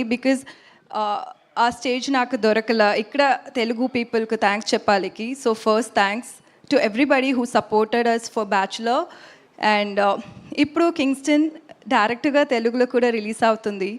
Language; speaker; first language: Telugu; non-native, learner; Tamil